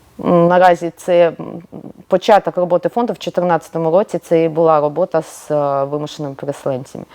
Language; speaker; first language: Ukrainian; non-native, local second language; Russian